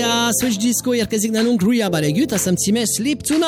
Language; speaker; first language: Hungarian; native; Hungarian